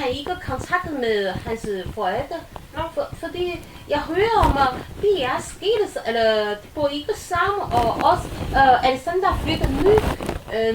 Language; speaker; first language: Danish; non-native, learner; Chinese